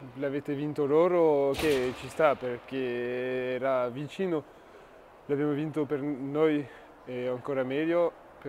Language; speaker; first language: Italian; non-native, fluent; French